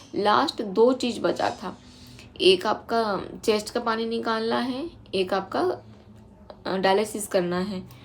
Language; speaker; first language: Hindi; non-native, local second language; Bangla